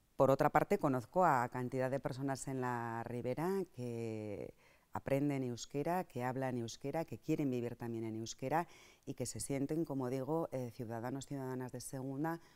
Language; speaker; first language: Spanish; native; Spanish